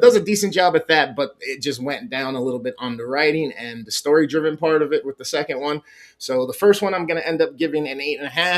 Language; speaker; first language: English; native; English